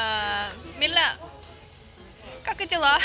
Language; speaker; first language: Russian; early bilingual, heritage; Russian